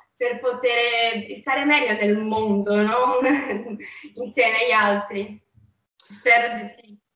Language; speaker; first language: Italian; non-native, fluent; Portuguese